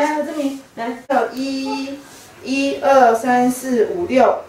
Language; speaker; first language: Chinese; native; Chinese